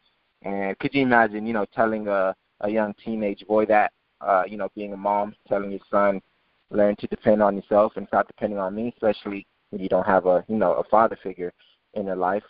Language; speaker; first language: English; native; English